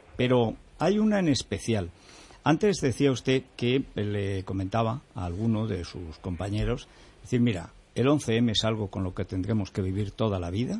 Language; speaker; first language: Spanish; native; Spanish